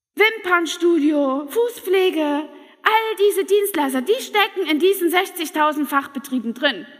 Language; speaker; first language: German; native; German